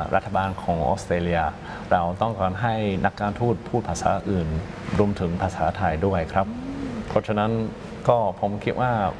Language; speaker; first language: Thai; non-native, fluent; English